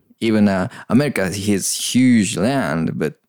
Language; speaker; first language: English; non-native, learner; Japanese